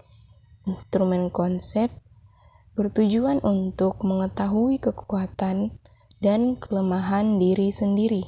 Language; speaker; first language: Indonesian; native; Indonesian